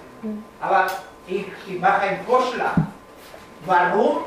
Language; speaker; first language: German; non-native, fluent; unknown